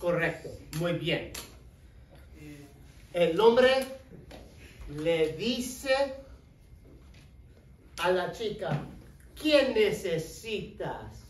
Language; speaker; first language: Spanish; non-native, fluent; English